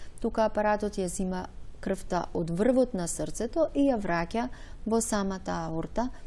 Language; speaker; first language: Macedonian; native; Macedonian